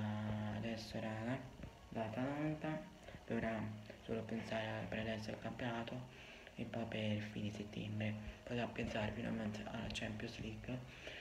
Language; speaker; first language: Italian; native; Italian